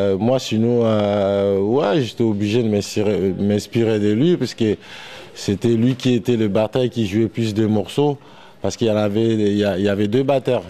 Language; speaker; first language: French; non-native, local second language; Lingala